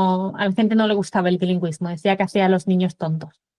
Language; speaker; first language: Spanish; non-native, fluent; English